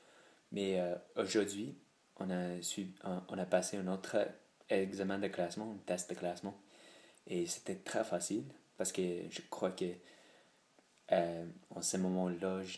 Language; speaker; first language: French; non-native, learner; English